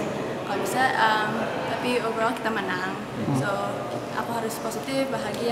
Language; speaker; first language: Indonesian; early bilingual, heritage; English